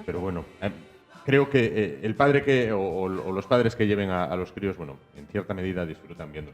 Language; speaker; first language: Spanish; native; Spanish